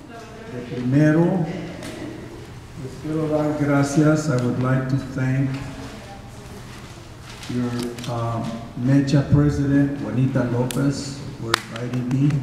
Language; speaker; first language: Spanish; early bilingual, heritage; Spanish